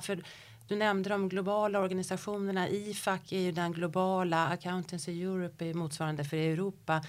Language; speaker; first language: Swedish; native; Swedish